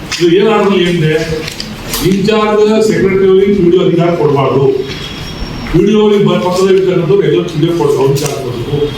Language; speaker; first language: Kannada; non-native, local second language; Lambadi